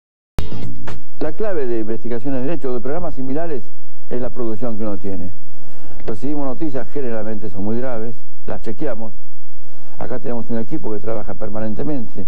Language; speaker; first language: Spanish; native; Spanish